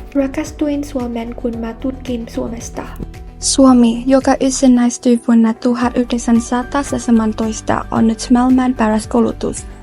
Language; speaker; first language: Finnish; non-native, learner; Vietnamese